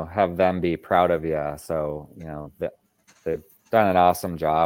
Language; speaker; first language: English; native; English